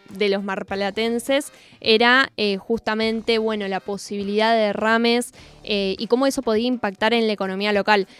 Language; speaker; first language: Spanish; native; Spanish